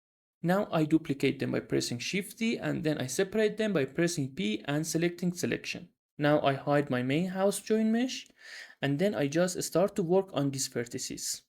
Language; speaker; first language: English; non-native, fluent; Persian